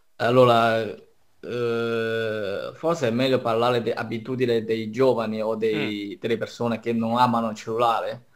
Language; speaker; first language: Italian; non-native, fluent; Chinese